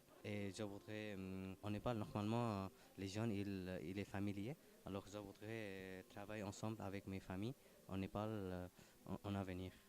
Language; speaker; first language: French; non-native, learner; Nepali